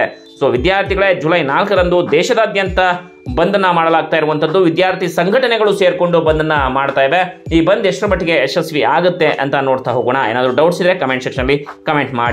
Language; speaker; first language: Kannada; native; Kannada